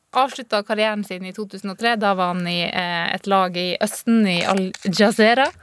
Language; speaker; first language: Norwegian; native; Norwegian